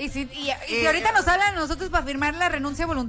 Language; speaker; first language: Spanish; native; Spanish